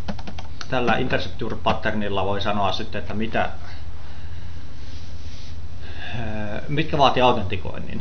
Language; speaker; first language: Finnish; native; Finnish